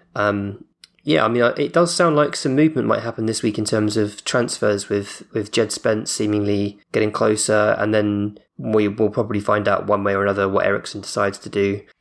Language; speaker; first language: English; native; English